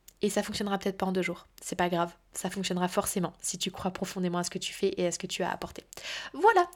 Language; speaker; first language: French; native; French